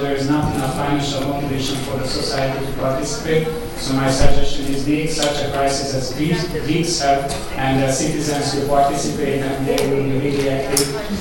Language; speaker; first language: English; non-native, fluent; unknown